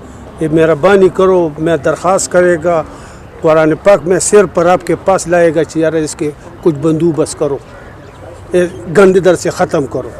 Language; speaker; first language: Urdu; non-native, local second language; Pashto